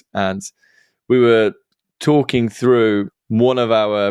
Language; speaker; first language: English; native; English